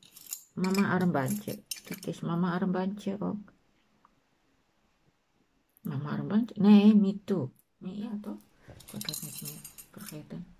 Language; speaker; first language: Dutch; non-native, learner; Indonesian